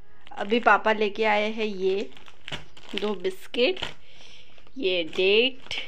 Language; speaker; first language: Hindi; non-native, local second language; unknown